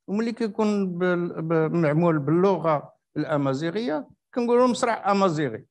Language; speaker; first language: Arabic; native; Arabic